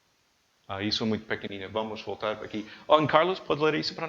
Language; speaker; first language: Portuguese; non-native, learner; English